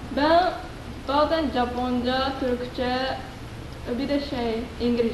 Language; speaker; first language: Turkish; non-native, fluent; Japanese